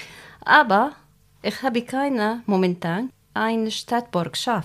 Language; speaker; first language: German; non-native, learner; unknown